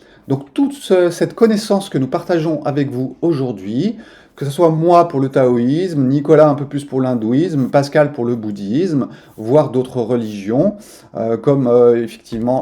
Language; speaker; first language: French; native; French